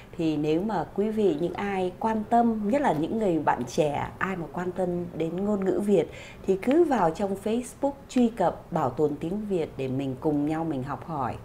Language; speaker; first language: Vietnamese; native; Vietnamese